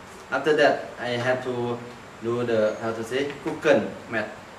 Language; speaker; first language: English; non-native, learner; Thai